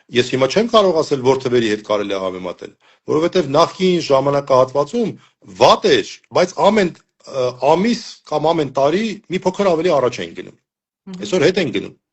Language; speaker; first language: Armenian; native; Armenian